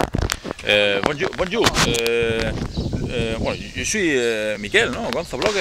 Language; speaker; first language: French; non-native, learner; Spanish